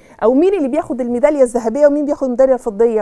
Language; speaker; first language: Arabic; native; Arabic